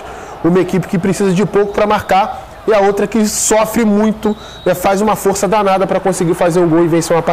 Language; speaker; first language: Portuguese; native; Portuguese